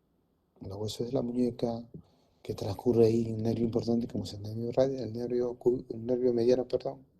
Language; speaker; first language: Spanish; native; Spanish